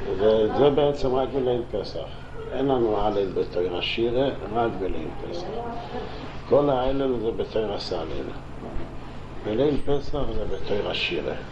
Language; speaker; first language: Hebrew; non-native, local second language; Yiddish